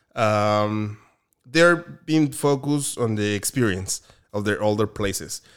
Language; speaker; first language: English; non-native, fluent; Spanish